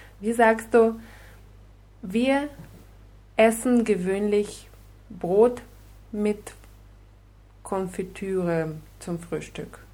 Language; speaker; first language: German; non-native, fluent; Russian